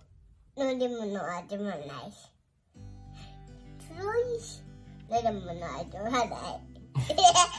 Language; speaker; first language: Chinese; early bilingual, heritage; Chinese